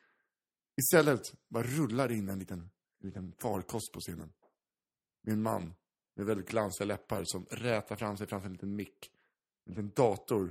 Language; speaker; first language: Swedish; native; Swedish